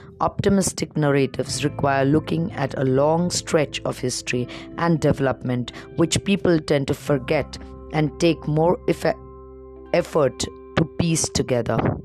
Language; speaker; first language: English; non-native, local second language; Marathi